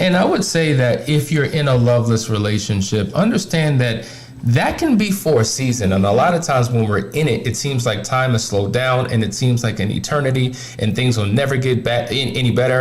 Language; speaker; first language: English; native; English